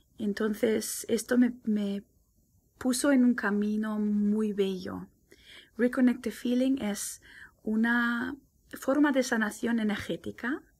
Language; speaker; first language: Spanish; non-native, fluent; German